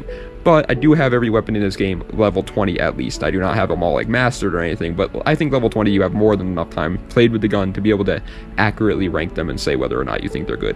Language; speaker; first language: English; native; English